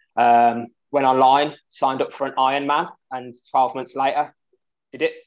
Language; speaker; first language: English; native; English